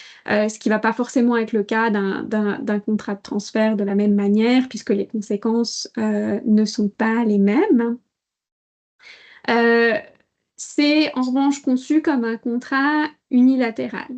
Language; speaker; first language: French; native; French